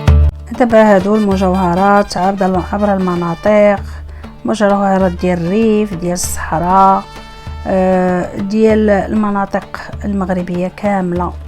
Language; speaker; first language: Arabic; native; Arabic